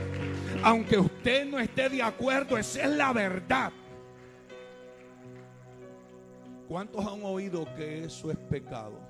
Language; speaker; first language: Spanish; native; Spanish